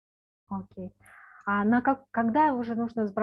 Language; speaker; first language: Russian; non-native, local second language; Kyrgyz